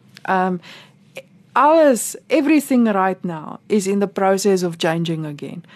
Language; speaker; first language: English; non-native, local second language; Afrikaans